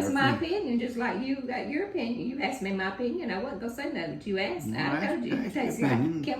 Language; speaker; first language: English; native; English